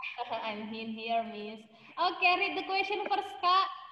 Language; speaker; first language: English; non-native, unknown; Indonesian